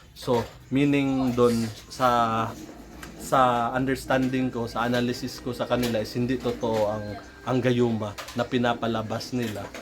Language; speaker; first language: Filipino; non-native, local second language; Cebuano